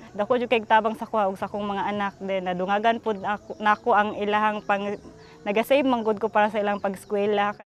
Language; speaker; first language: Cebuano; native; Cebuano